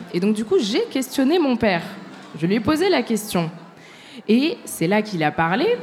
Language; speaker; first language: French; early bilingual, other home language; Arabic